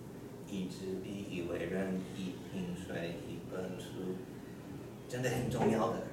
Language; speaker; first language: Chinese; non-native, learner; English